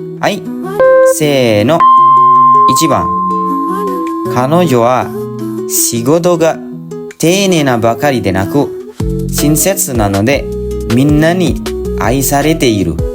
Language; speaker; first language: Japanese; non-native, fluent; Indonesian